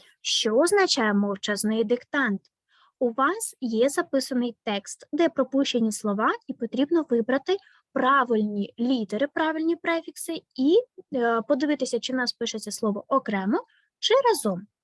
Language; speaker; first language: Ukrainian; native; Ukrainian